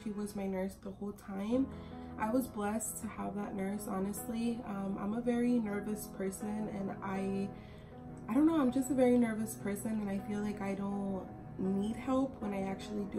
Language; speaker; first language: English; early bilingual, other home language; Spanish